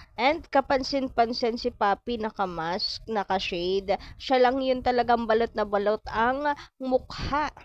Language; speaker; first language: Filipino; non-native, local second language; Bikol